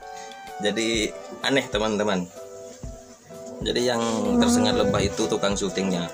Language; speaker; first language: Indonesian; native; Indonesian